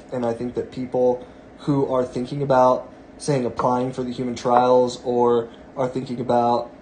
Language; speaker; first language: English; native; English